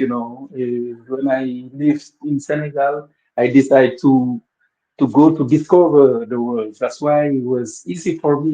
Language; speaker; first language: English; non-native, fluent; Wolof